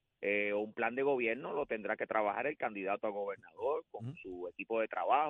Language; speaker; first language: Spanish; native; Spanish